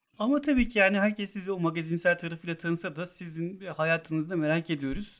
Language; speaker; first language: Turkish; native; Turkish